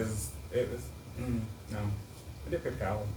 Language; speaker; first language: English; native; English